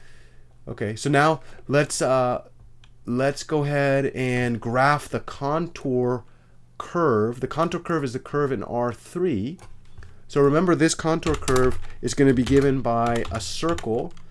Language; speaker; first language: English; native; English